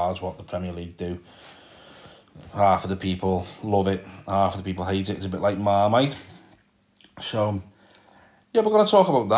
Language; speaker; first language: English; native; English